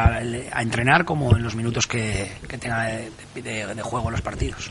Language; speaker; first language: Spanish; native; Spanish